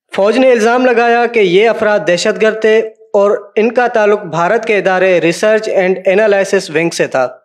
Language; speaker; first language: Urdu; non-native, local second language; Sindhi